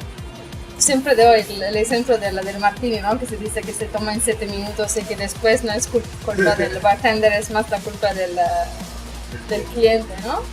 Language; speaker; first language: Spanish; non-native, fluent; Italian